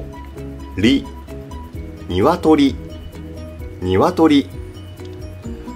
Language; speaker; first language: Japanese; native; Japanese